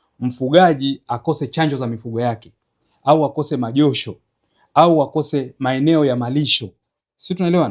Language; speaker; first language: Swahili; native; Swahili